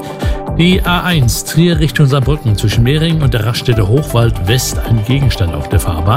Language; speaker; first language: German; native; German